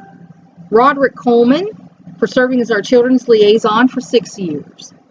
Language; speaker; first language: English; native; English